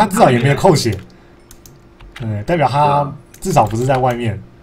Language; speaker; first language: Chinese; native; Chinese